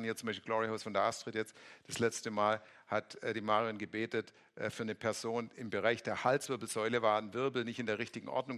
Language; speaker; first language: German; native; German